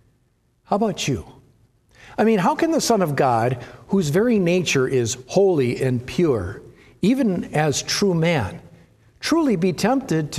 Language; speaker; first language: English; native; English